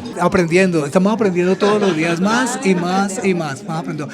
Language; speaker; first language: Spanish; native; Spanish